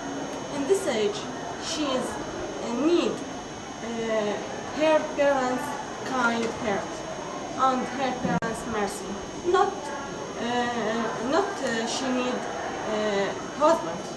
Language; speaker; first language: English; non-native, learner; Arabic